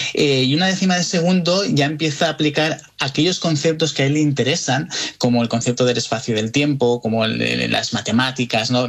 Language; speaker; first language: Spanish; native; Spanish